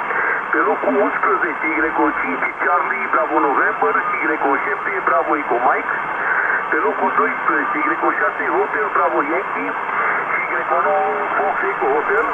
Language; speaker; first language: Romanian; native; Romanian